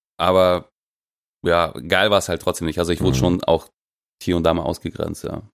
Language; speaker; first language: German; non-native, fluent; Russian